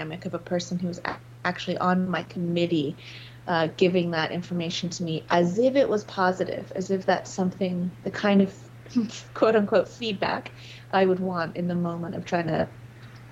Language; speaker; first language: English; native; English